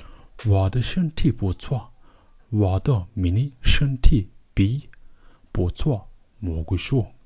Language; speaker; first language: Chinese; non-native, learner; Mongolian